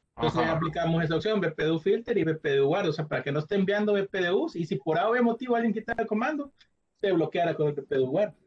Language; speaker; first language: Spanish; native; Spanish